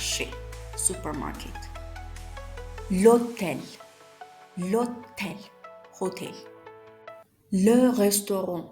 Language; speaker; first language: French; non-native, fluent; Amharic